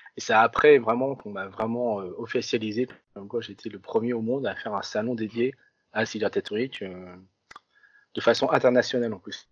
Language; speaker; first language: French; early bilingual, other home language; Vietnamese